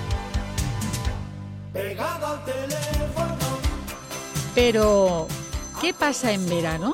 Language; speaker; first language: Spanish; native; Spanish